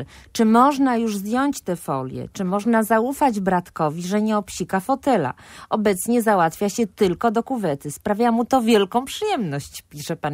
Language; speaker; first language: Polish; native; Polish